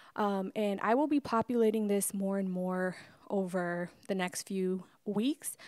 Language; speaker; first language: English; native; English